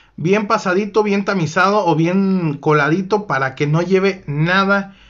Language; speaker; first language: Spanish; native; Spanish